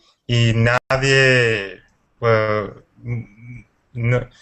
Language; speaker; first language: Spanish; non-native, fluent; English